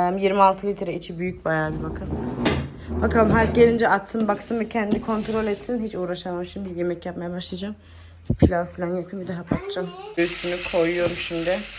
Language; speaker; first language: Turkish; early bilingual, heritage; Turkish